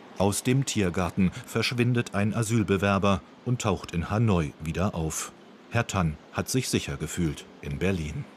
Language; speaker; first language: German; native; German